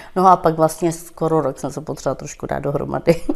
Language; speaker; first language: Czech; non-native, local second language; Romany